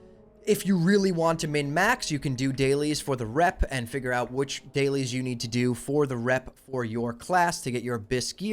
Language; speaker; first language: English; native; English